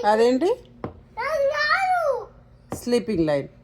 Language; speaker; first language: Telugu; early bilingual, heritage; Telugu